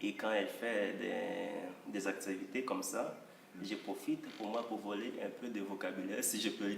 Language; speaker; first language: French; non-native, local second language; Haitian Creole